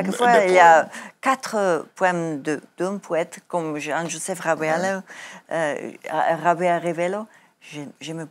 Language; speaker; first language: French; non-native, learner; Afrikaans